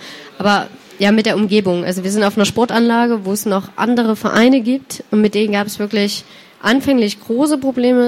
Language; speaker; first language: German; native; German